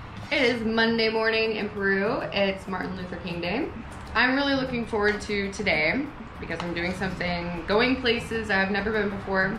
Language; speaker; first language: English; native; English